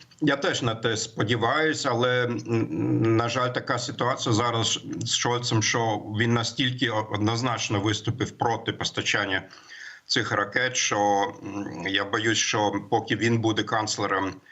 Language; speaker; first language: Ukrainian; non-native, fluent; German